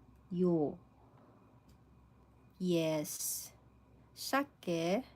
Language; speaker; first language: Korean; non-native, learner; English